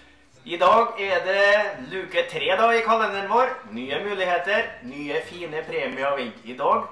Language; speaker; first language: Norwegian; native; Norwegian